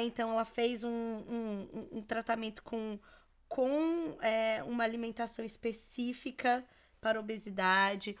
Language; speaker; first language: Portuguese; native; Portuguese